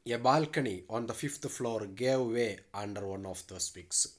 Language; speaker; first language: English; non-native, local second language; Malayalam